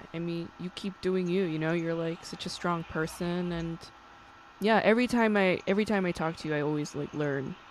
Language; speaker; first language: English; non-native, fluent; Korean